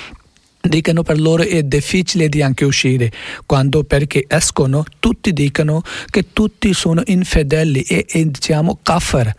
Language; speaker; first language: Italian; non-native, learner; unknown